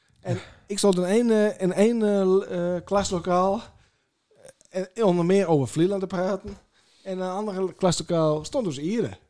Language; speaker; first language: Dutch; native; Dutch